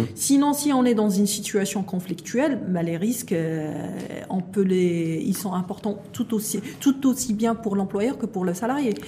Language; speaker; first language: French; non-native, local second language; Arabic